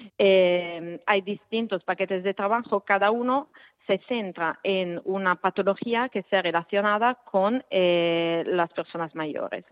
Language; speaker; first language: Spanish; non-native, fluent; Italian